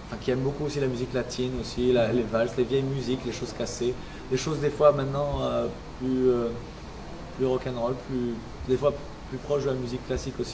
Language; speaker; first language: French; native; French